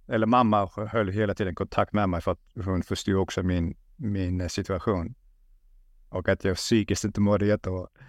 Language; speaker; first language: Swedish; early bilingual, other home language; Russian